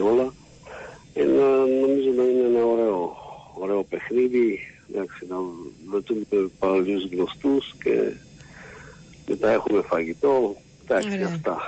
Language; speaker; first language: Greek; non-native, learner; Slovak